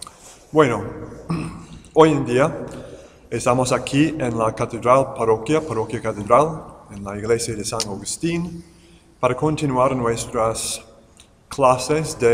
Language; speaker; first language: Spanish; non-native, fluent; English